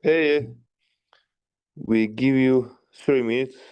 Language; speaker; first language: English; non-native, learner; Russian